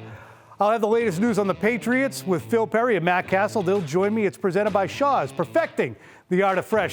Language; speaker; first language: English; native; English